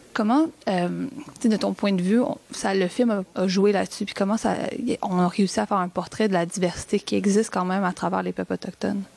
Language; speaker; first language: French; native; French